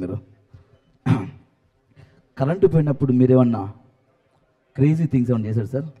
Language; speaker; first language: Telugu; native; Telugu